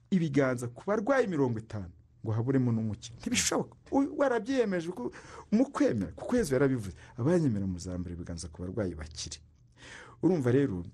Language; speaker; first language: Kinyarwanda; native; Kinyarwanda